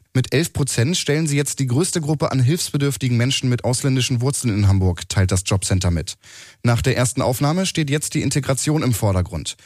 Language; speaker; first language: German; native; German